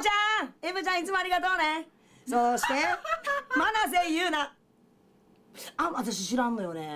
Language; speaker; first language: Japanese; native; Japanese